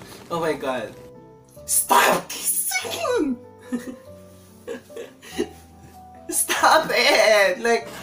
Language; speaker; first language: English; non-native, local second language; Filipino